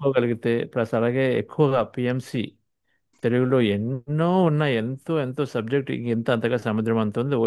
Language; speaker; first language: Telugu; native; Telugu